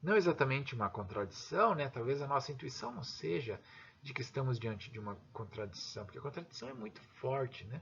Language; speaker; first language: Portuguese; native; Portuguese